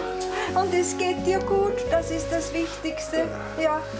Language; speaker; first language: German; native; German